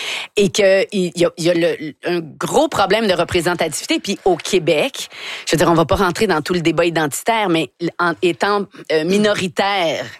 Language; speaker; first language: French; native; French